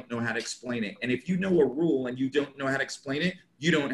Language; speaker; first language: English; native; English